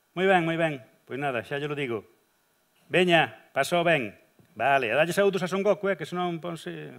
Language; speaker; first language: Galician; native; Galician